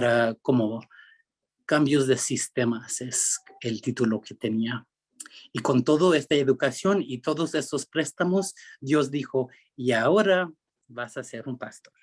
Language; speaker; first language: Spanish; early bilingual, heritage; Spanish